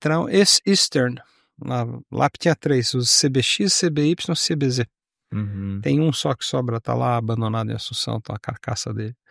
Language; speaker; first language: Portuguese; native; Portuguese